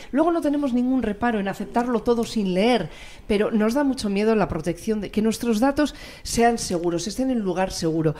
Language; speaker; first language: Spanish; native; Spanish